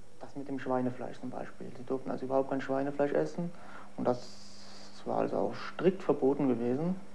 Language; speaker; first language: German; native; German